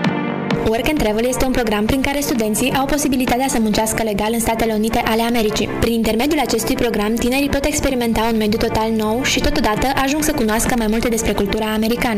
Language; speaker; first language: Romanian; native; Romanian